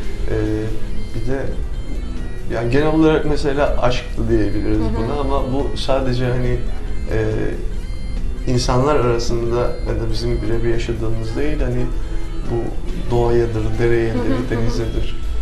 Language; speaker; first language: Turkish; non-native, local second language; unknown